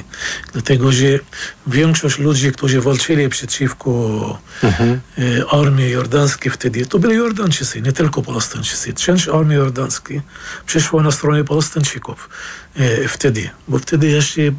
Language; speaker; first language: Polish; non-native, fluent; Arabic